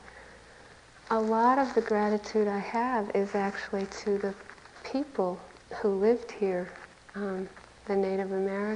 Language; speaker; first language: English; native; English